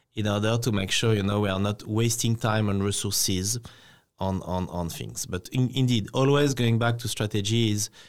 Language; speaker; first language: English; non-native, fluent; French